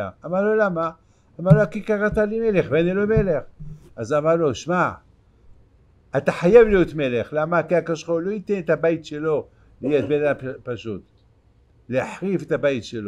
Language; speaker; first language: Hebrew; non-native, fluent; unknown